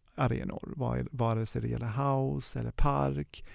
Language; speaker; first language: Swedish; early bilingual, other home language; Arabic